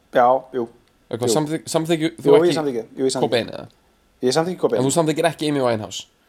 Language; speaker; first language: Icelandic; native; Icelandic